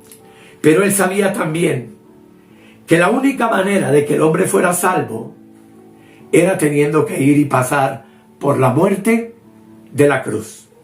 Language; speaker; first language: Spanish; native; Spanish